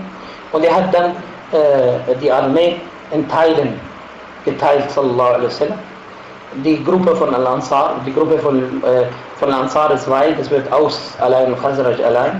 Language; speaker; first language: German; non-native, fluent; Arabic